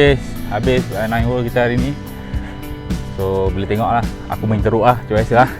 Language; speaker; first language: Malay; native; Malay